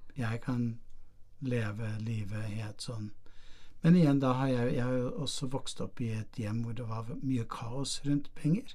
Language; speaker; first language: Norwegian; non-native, fluent; English